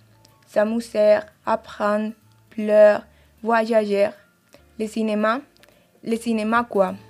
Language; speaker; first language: French; non-native, fluent; Spanish